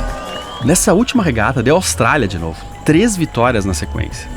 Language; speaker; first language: Portuguese; native; Portuguese